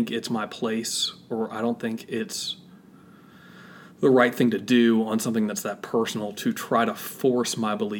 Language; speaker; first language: English; native; English